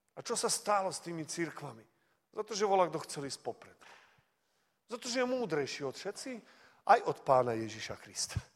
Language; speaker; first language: Slovak; early bilingual, heritage; Slovak